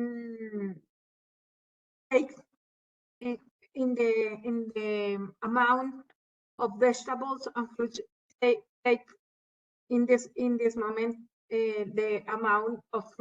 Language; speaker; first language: English; non-native, learner; Spanish